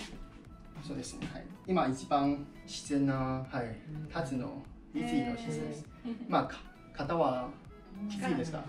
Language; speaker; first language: Japanese; non-native, fluent; Chinese